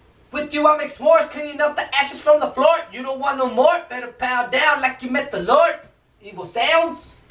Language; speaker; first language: English; early bilingual, other home language; Spanish